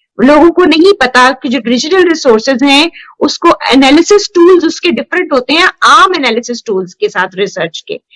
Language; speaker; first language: Urdu; non-native, local second language; Punjabi